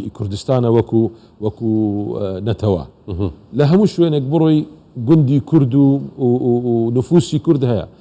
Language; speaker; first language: Central Kurdish; non-native, local second language; Assyrian Neo-Aramaic